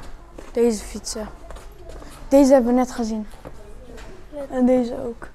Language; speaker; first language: Dutch; early bilingual, other home language; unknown